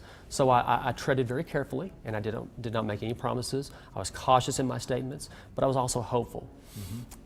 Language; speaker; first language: English; native; English